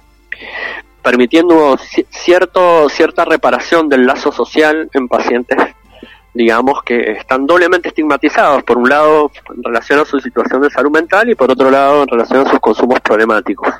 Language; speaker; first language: Spanish; native; Spanish